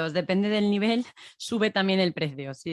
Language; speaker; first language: Spanish; native; Spanish